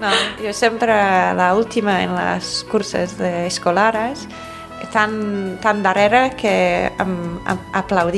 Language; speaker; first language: Catalan; non-native, fluent; English